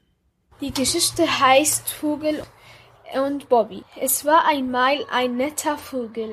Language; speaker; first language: German; non-native, learner; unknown